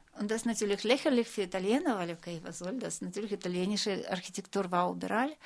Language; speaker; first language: German; non-native, fluent; Russian